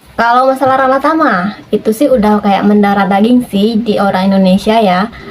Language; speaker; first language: Indonesian; native; Indonesian